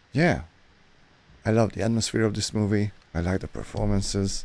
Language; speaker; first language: English; non-native, fluent; Hungarian